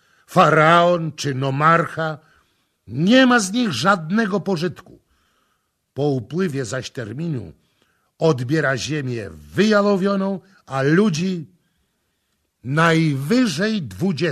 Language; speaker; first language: Polish; native; Polish